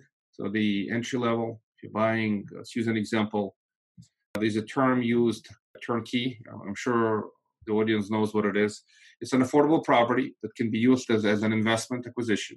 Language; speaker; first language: English; non-native, fluent; Russian